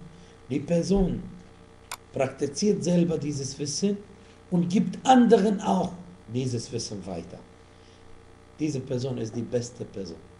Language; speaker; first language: German; non-native, fluent; Arabic